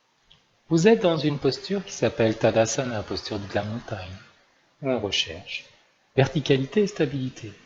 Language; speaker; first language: French; native; French